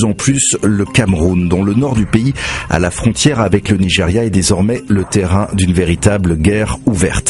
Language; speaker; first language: French; native; French